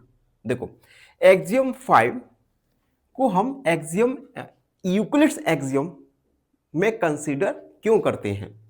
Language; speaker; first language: Hindi; native; Hindi